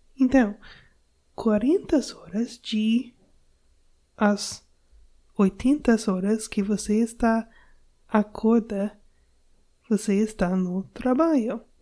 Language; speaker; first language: Portuguese; non-native, learner; English